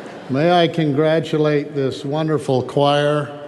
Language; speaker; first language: English; native; English